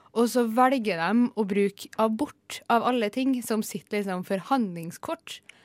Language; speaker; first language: Norwegian; native; Norwegian